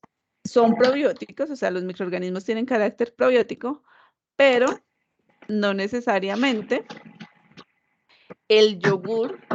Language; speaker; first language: Spanish; native; Spanish